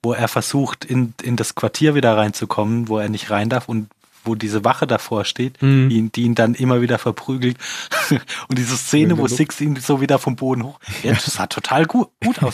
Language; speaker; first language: German; native; German